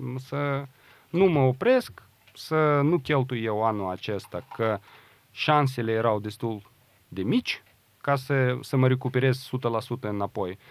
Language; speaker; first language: Romanian; non-native, local second language; Russian